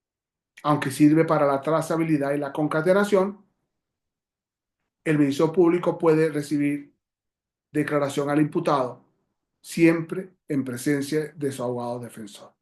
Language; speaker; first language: Spanish; native; Spanish